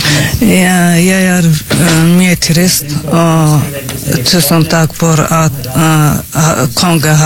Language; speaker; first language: Norwegian; non-native, learner; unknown